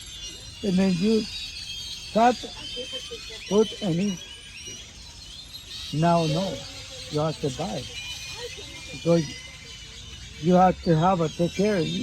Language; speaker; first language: English; non-native, learner; Spanish